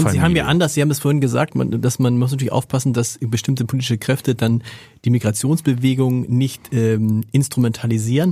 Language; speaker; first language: German; native; German